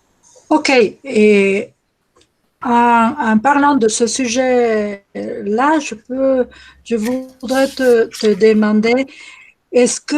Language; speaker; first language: French; non-native, fluent; Spanish